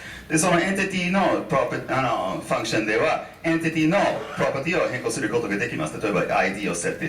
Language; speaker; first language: Japanese; non-native, fluent; English